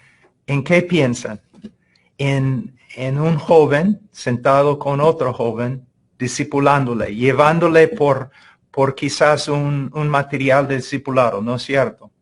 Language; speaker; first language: Spanish; non-native, fluent; English